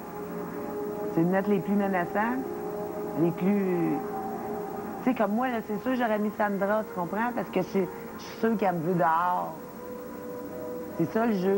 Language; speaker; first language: French; native; French